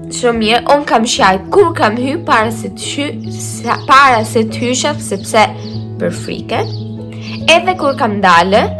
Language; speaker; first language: Albanian; early bilingual, heritage; Albanian